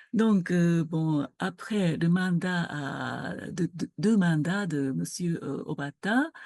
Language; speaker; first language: French; non-native, fluent; Japanese